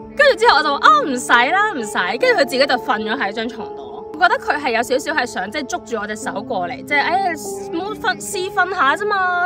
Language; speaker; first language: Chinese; non-native, local second language; Cantonese